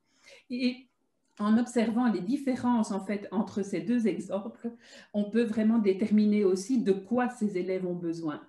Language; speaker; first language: French; native; French